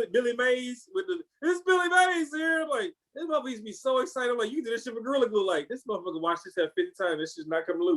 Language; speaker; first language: English; native; English